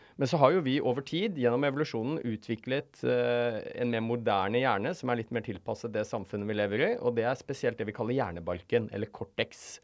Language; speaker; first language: Norwegian; native; Norwegian